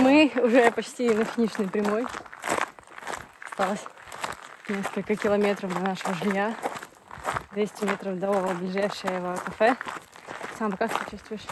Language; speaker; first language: Russian; native; Russian